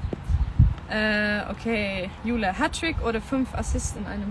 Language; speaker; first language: German; non-native, fluent; Swedish